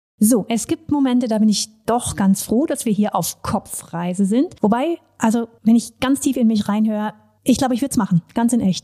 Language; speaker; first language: German; native; German